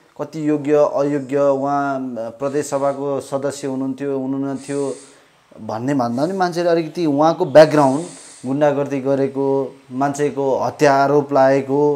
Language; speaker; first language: Nepali; native; Nepali